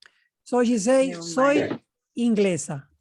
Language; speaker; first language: Spanish; non-native, fluent; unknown